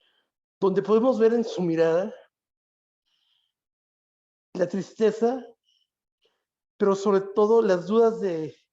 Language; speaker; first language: Spanish; native; Spanish